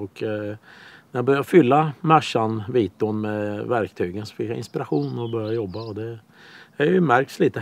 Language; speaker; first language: Swedish; native; Swedish